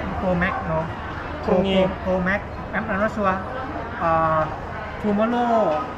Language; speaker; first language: English; non-native, learner; Thai